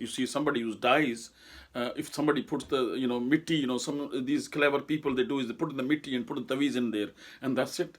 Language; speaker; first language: English; non-native, local second language; Urdu